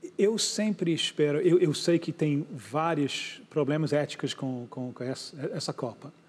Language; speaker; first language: Portuguese; non-native, fluent; English